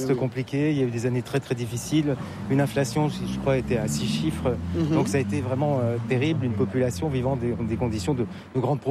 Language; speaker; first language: French; native; French